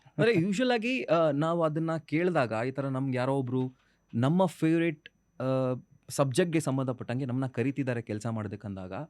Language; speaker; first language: Kannada; native; Kannada